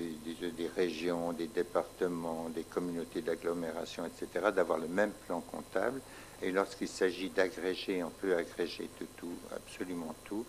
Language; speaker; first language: French; native; French